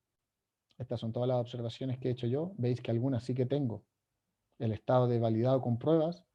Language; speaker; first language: Spanish; native; Spanish